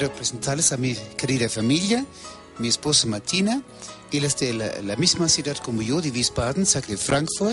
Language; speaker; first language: Spanish; non-native, fluent; German